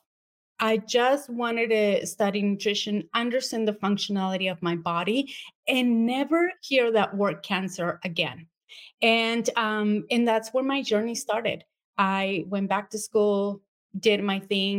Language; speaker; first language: English; non-native, fluent; Spanish